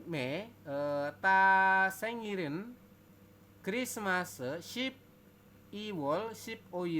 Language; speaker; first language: Korean; non-native, fluent; Indonesian